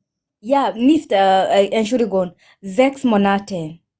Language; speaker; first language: German; non-native, learner; Mandingo